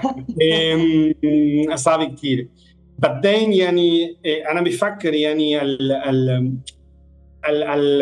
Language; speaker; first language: Arabic; non-native, fluent; Spanish